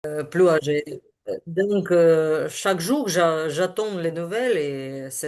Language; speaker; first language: French; non-native, learner; Ukrainian